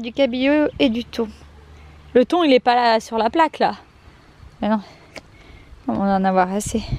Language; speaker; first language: French; native; French